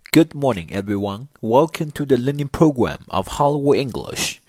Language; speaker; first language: English; non-native, fluent; Chinese